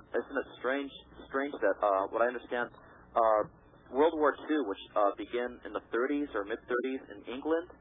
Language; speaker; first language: English; native; English